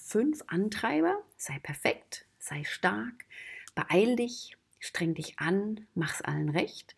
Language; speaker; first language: German; native; German